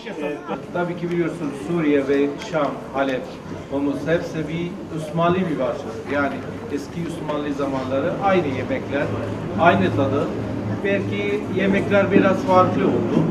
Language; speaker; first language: Turkish; non-native, learner; Arabic